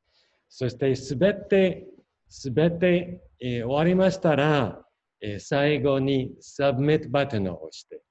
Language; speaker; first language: Japanese; non-native, fluent; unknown